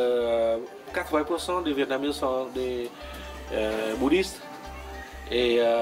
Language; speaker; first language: French; non-native, fluent; Vietnamese